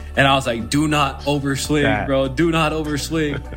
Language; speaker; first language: English; native; English